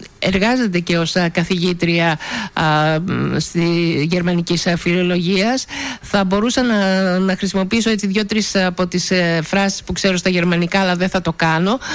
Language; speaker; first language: Greek; native; Greek